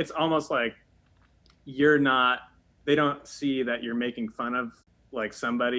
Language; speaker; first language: English; native; English